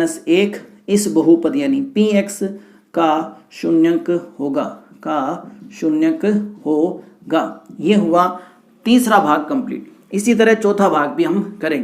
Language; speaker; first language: Hindi; native; Hindi